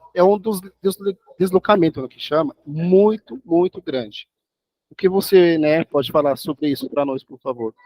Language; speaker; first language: Portuguese; non-native, fluent; Arabic